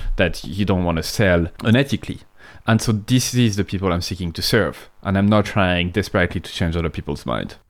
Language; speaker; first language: English; non-native, fluent; French